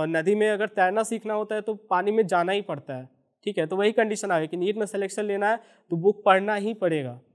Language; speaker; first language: Hindi; native; Hindi